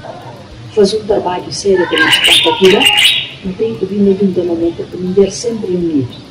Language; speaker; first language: Portuguese; non-native, local second language; Upper Guinea Crioulo